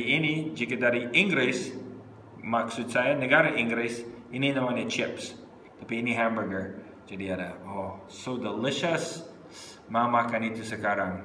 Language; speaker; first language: Indonesian; non-native, fluent; English